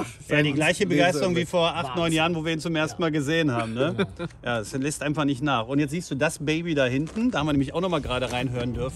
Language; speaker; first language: German; native; German